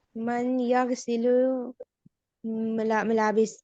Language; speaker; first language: Arabic; non-native, learner; Urdu